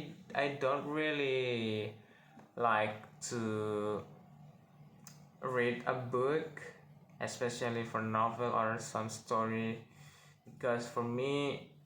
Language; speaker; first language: English; non-native, learner; Indonesian